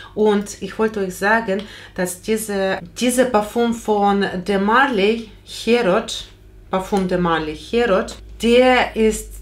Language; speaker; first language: German; non-native, fluent; Russian